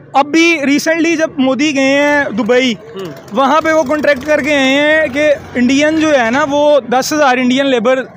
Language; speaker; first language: Hindi; native; Hindi